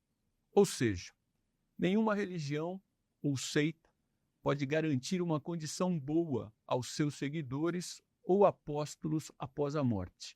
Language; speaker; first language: Portuguese; native; Portuguese